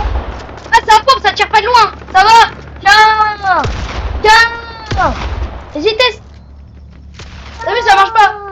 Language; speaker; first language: French; native; French